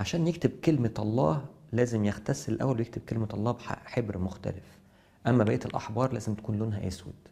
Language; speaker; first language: Arabic; native; Arabic